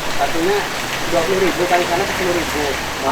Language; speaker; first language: Indonesian; non-native, local second language; Sundanese